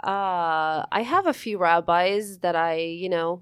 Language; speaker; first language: English; early bilingual, other home language; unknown